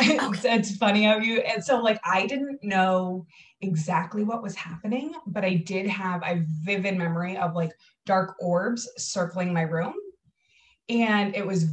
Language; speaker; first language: English; native; English